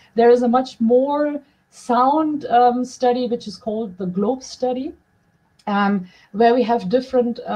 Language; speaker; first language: English; non-native, fluent; German